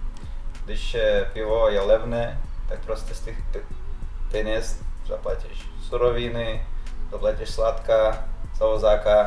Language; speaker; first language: Czech; non-native, fluent; Russian